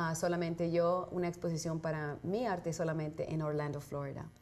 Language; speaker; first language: Spanish; early bilingual, heritage; Spanish